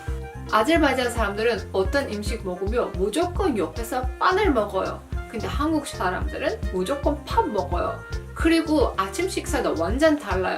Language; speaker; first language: Korean; non-native, fluent; Azerbaijani